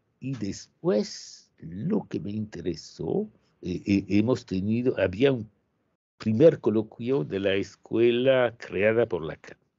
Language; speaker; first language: Spanish; non-native, fluent; French